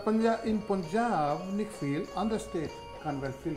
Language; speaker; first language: Dutch; non-native, learner; Punjabi